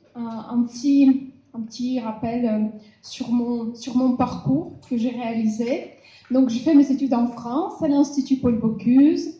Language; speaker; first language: French; non-native, fluent; Russian